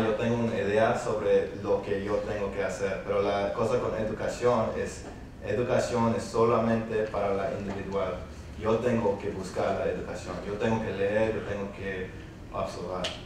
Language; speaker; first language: Spanish; early bilingual, other home language; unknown